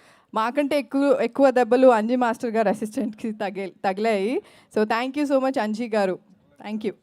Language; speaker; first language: Telugu; native; Telugu